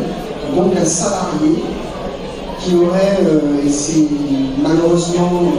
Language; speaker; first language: French; native; French